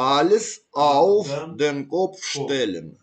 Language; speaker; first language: German; non-native, learner; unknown